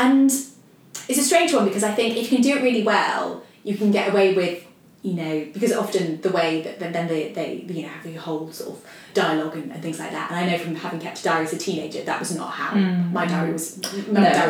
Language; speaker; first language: English; native; English